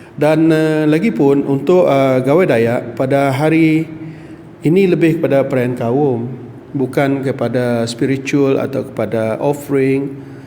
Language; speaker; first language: Malay; non-native, local second language; Iban